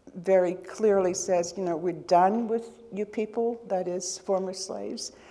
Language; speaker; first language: English; native; English